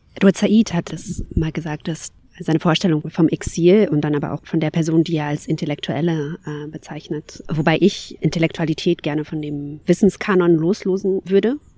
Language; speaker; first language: German; early bilingual, other home language; Kabyle